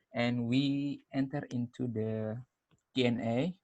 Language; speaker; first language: English; non-native, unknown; Indonesian